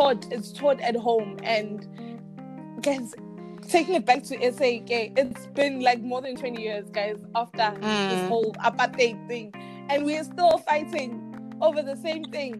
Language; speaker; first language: English; non-native, local second language; Zulu